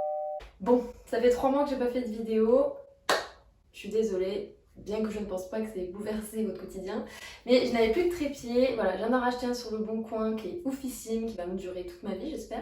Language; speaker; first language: French; native; French